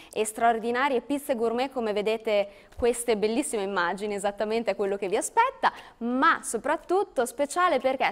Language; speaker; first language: Italian; native; Italian